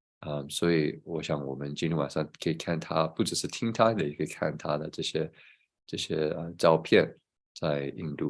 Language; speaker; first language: Chinese; early bilingual, heritage; English